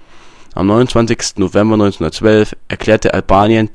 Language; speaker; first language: German; native; German